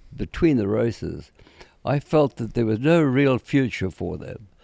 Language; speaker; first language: English; native; English